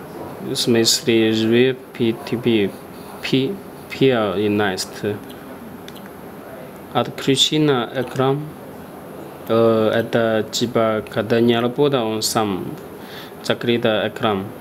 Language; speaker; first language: Russian; non-native, learner; Chinese